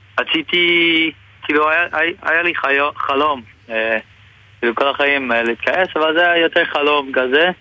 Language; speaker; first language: Hebrew; non-native, fluent; English